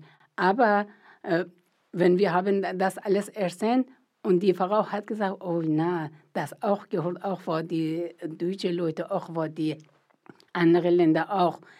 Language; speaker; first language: German; non-native, learner; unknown